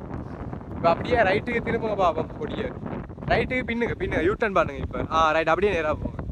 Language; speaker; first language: Tamil; native; Tamil